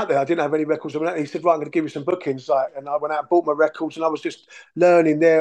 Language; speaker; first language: English; native; English